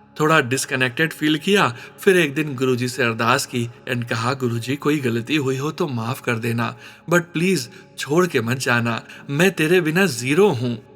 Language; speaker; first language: Hindi; native; Hindi